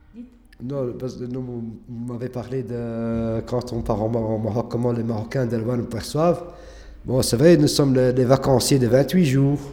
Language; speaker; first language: French; early bilingual, other home language; Arabic